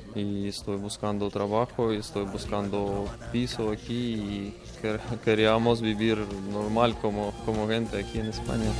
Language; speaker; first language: Spanish; non-native, learner; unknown